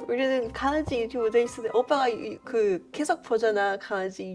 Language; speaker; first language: Korean; non-native, fluent; Ukrainian